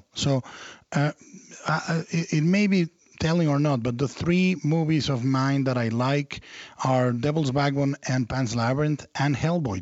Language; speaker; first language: English; non-native, fluent; Spanish